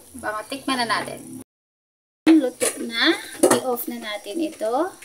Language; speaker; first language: Filipino; non-native, local second language; Cebuano